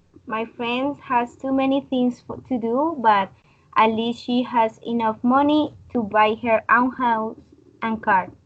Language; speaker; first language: English; non-native, learner; Spanish